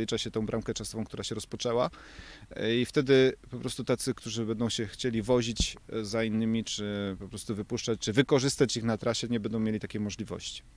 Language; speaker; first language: Polish; native; Polish